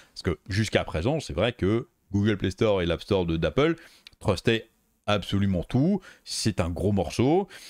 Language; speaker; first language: French; native; French